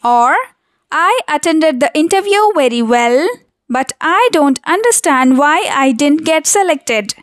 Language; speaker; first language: English; non-native, local second language; Telugu